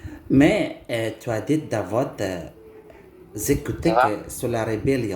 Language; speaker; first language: French; non-native, learner; Indonesian